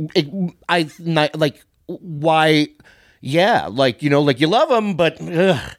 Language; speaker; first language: English; native; English